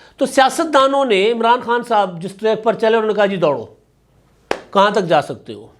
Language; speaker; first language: Urdu; non-native, local second language; Sindhi